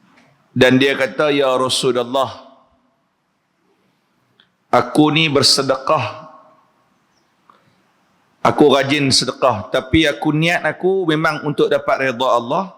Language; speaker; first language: Malay; native; Malay